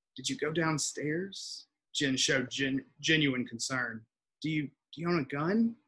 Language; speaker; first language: English; native; English